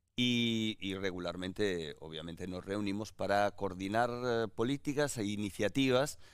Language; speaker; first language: Spanish; native; Spanish